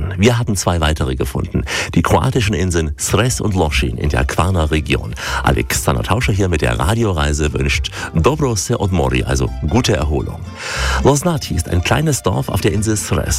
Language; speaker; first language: German; native; German